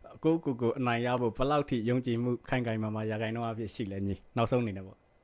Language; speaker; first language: Burmese; native; Burmese